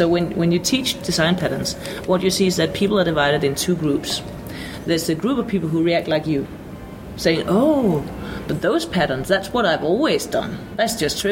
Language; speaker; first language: English; non-native, fluent; Danish